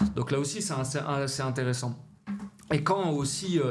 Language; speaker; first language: French; native; French